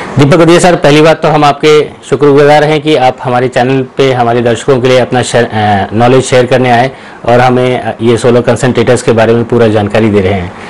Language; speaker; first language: Hindi; native; Hindi